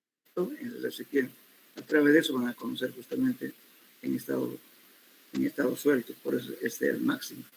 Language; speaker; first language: Spanish; native; Spanish